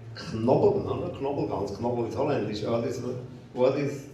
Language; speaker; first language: English; non-native, fluent; German